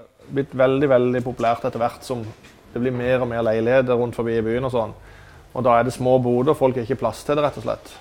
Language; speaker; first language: Norwegian; native; Norwegian